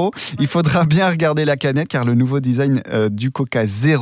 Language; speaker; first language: French; native; French